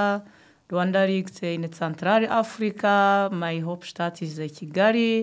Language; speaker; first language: German; non-native, learner; Kinyarwanda